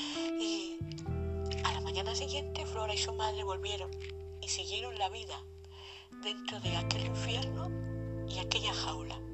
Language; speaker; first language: Spanish; native; Spanish